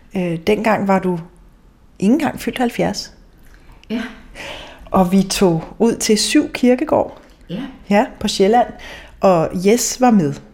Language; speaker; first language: Danish; native; Danish